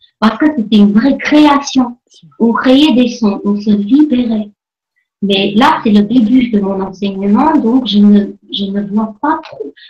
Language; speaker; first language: French; non-native, fluent; Armenian